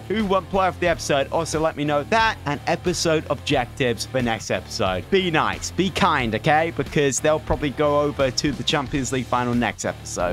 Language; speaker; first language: English; native; English